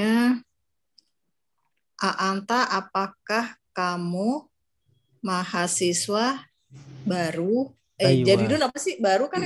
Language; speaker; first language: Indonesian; native; Indonesian